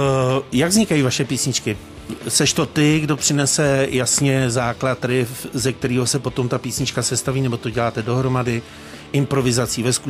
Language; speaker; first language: Czech; native; Czech